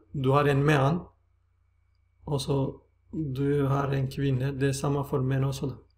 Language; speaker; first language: Swedish; non-native, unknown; Turkish